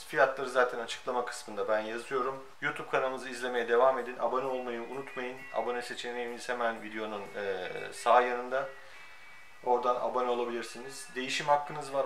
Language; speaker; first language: Turkish; native; Turkish